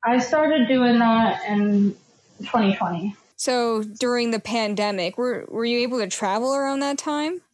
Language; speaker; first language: English; native; English